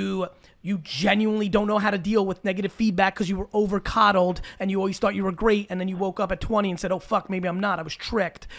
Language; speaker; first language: English; early bilingual, other home language; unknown